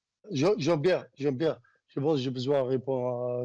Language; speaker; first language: French; non-native, learner; Arabic